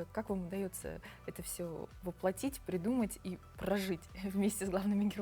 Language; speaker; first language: Russian; native; Russian